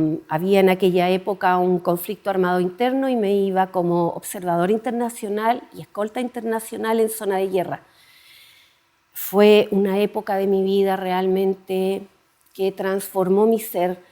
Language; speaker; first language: Spanish; native; Spanish